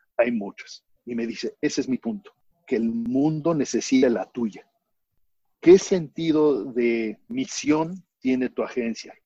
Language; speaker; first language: Spanish; native; Spanish